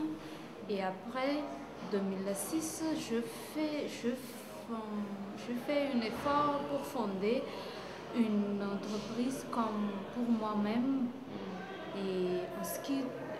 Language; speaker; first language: French; non-native, local second language; Malagasy